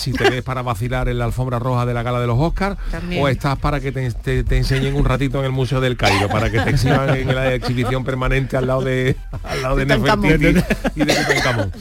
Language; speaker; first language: Spanish; native; Spanish